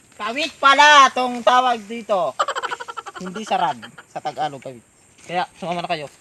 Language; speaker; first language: Filipino; non-native, local second language; Waray